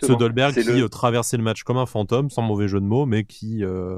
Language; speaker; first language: French; native; French